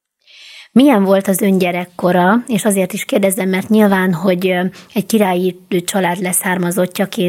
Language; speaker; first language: Hungarian; native; Hungarian